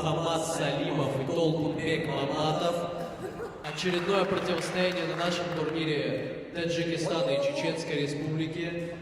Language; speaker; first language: Russian; native; Russian